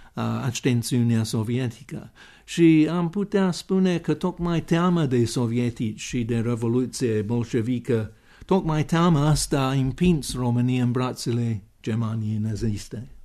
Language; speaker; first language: Romanian; non-native, fluent; English